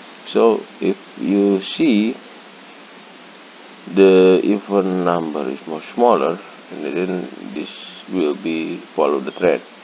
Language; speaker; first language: English; non-native, learner; Indonesian